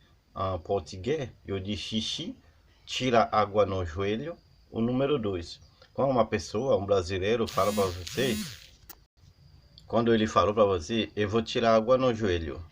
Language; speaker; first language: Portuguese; non-native, learner; Haitian Creole